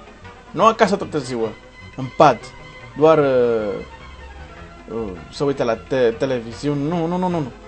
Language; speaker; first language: Romanian; non-native, learner; Portuguese